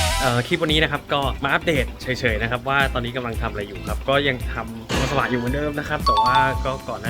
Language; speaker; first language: Thai; native; Thai